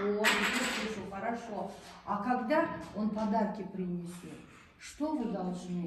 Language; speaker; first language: Russian; non-native, local second language; Kazakh